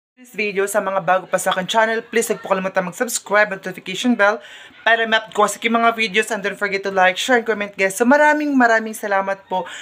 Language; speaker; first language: Filipino; non-native, local second language; Cebuano